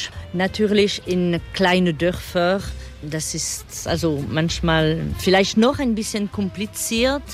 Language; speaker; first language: German; non-native, fluent; French